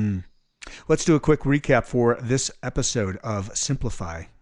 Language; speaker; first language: English; native; English